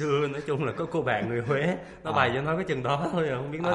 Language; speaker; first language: Vietnamese; native; Vietnamese